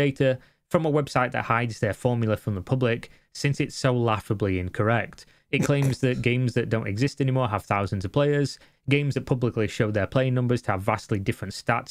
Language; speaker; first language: English; native; English